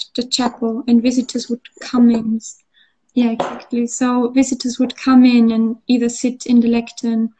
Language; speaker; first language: English; non-native, fluent; German